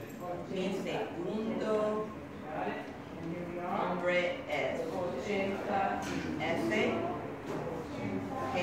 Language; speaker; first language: Spanish; non-native, learner; English